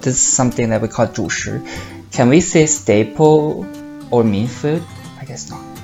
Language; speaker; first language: English; non-native, fluent; Chinese